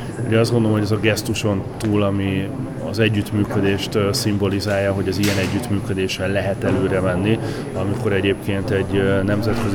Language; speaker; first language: Hungarian; native; Hungarian